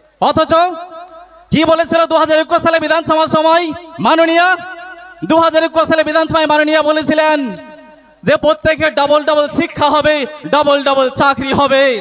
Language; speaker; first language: Bangla; non-native, local second language; Santali